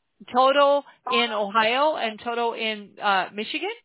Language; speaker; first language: Spanish; non-native, learner; English